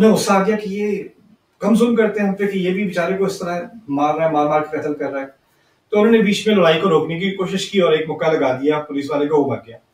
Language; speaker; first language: Urdu; early bilingual, heritage; Urdu